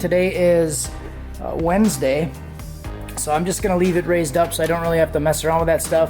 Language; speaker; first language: English; native; English